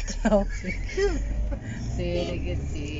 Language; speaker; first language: English; non-native, learner; Filipino